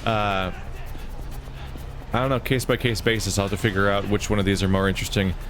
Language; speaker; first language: English; native; English